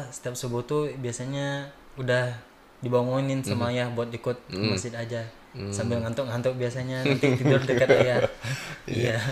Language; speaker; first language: Indonesian; native; Indonesian